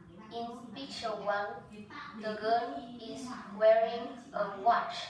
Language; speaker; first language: English; non-native, learner; Vietnamese